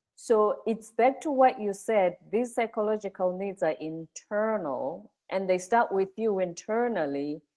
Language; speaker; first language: English; non-native, local second language; Zulu